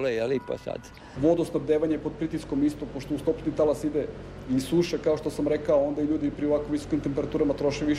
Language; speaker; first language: Serbian; native; Serbian